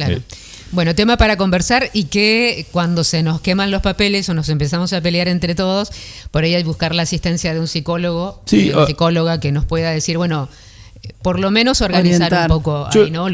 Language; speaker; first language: Spanish; native; Spanish